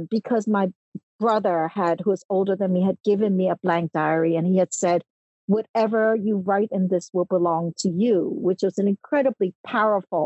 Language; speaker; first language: English; early bilingual, other home language; Cantonese